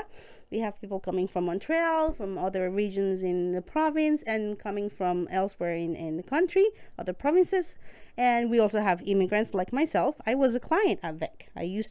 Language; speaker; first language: English; non-native, fluent; Spanish